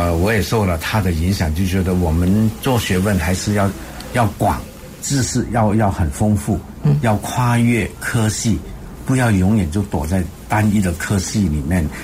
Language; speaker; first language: Chinese; native; Chinese